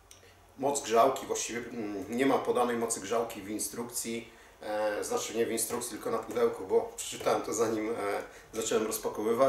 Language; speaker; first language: Polish; native; Polish